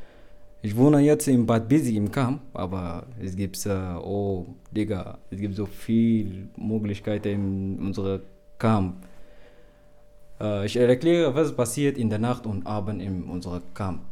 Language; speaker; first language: German; non-native, learner; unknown